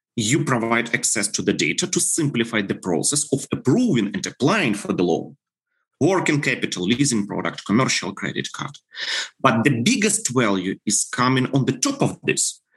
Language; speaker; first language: English; non-native, fluent; Ukrainian